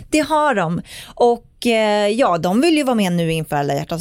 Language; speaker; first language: Swedish; native; Swedish